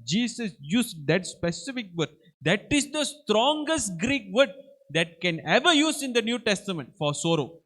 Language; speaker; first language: English; non-native, local second language; Tamil